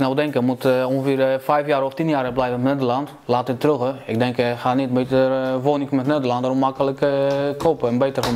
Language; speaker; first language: Dutch; non-native, learner; Polish